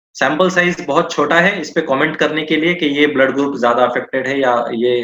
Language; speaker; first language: Hindi; non-native, local second language; Marathi